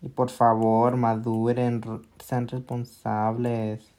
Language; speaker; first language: Spanish; early bilingual, heritage; Spanish